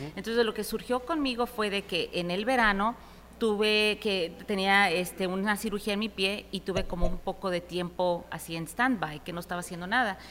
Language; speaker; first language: Spanish; early bilingual, heritage; Spanish